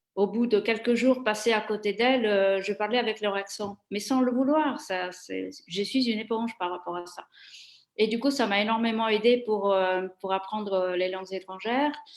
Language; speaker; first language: French; non-native, fluent; Italian